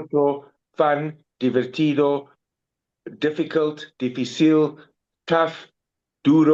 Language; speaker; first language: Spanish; non-native, fluent; English